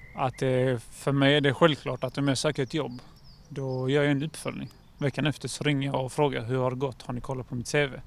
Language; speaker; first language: Swedish; native; Swedish